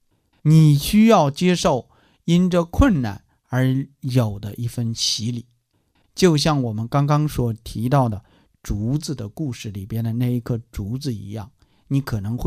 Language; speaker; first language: Chinese; native; Chinese